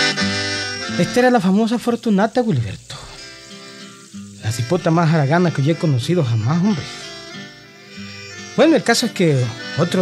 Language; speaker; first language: Spanish; native; Spanish